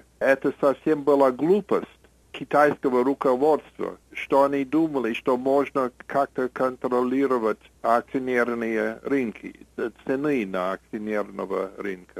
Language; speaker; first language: Russian; non-native, fluent; English